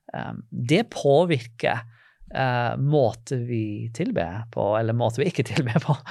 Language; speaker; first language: Norwegian; non-native, fluent; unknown